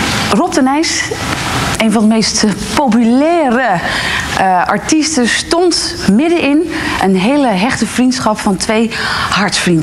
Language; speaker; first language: Dutch; native; Dutch